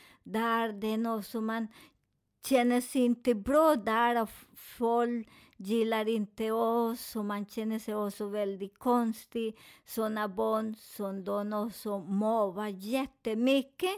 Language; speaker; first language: Swedish; non-native, learner; Spanish